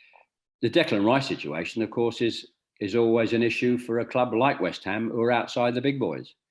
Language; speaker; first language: English; native; English